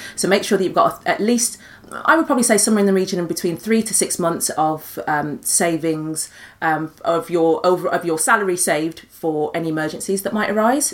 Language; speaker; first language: English; native; English